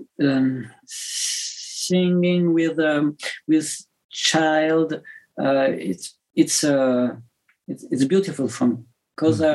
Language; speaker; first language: English; non-native, learner; French